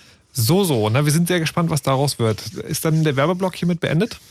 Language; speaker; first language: German; native; German